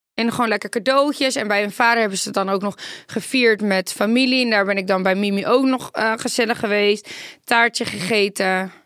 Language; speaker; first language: Dutch; native; Dutch